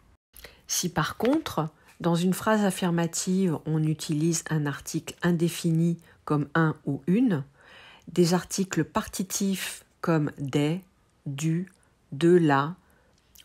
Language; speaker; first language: French; native; French